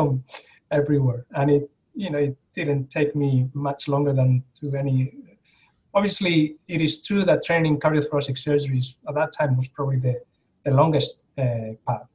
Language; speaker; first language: English; non-native, fluent; Spanish